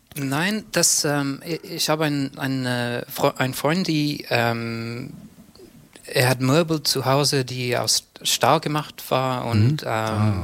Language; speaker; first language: German; non-native, learner; English